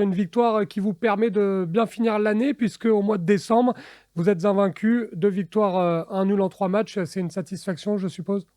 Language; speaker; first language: French; native; French